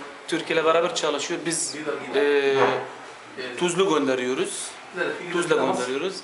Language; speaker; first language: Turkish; non-native, learner; Arabic